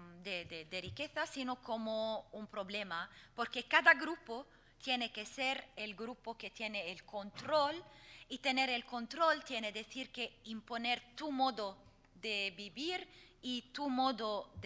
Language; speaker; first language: Spanish; non-native, fluent; Arabic